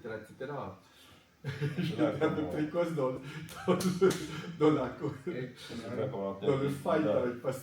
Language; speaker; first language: French; native; French